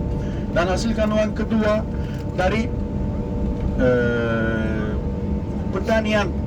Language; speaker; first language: Indonesian; non-native, fluent; Turkish